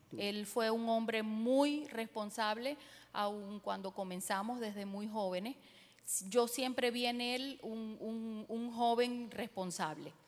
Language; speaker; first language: Spanish; native; Spanish